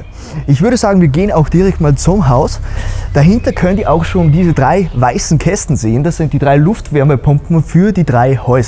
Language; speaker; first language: German; native; German